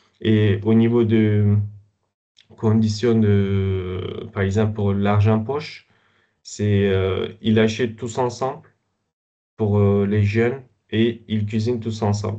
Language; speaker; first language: French; non-native, fluent; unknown